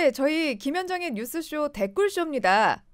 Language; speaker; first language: Korean; native; Korean